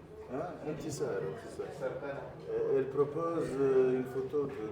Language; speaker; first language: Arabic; native; Arabic